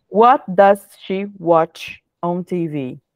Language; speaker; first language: English; non-native, fluent; Portuguese